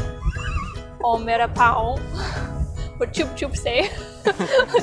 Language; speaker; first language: Hindi; non-native, learner; English